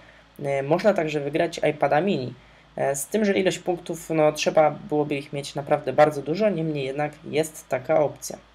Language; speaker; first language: Polish; native; Polish